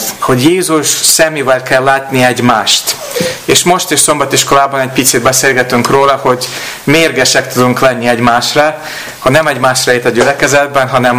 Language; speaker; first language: Hungarian; non-native, fluent; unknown